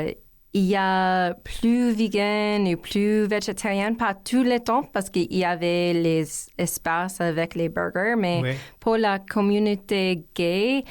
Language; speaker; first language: French; non-native, learner; English